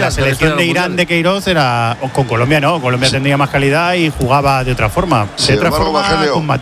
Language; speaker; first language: Spanish; native; Spanish